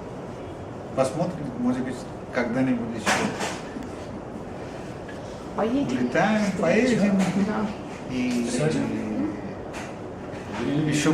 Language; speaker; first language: Russian; non-native, learner; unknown